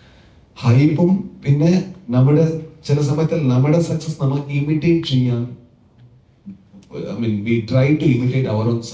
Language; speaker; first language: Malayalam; non-native, learner; Kannada